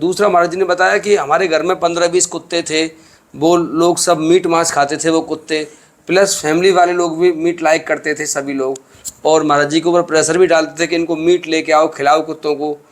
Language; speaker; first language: Hindi; native; Hindi